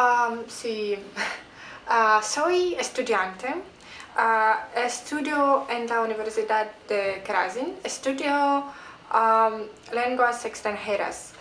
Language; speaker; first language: Spanish; non-native, learner; Russian